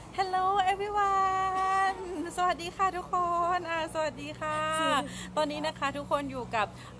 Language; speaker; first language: Thai; native; Thai